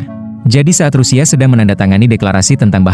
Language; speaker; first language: Indonesian; native; Indonesian